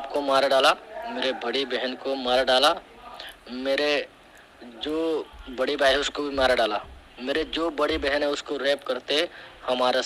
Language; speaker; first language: Hindi; non-native, learner; Rohingya